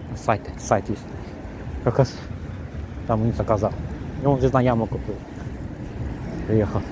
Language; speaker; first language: Russian; non-native, learner; Azerbaijani